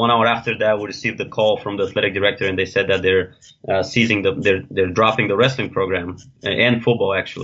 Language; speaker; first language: English; non-native, fluent; Bulgarian